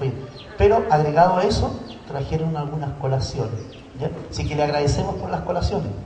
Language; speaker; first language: Spanish; native; Spanish